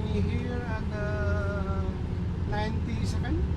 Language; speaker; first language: English; non-native, learner; Indonesian